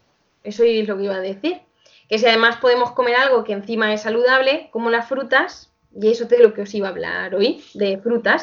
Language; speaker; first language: Spanish; native; Spanish